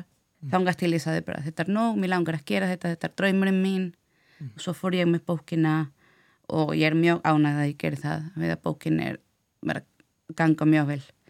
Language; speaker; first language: Icelandic; non-native, learner; Spanish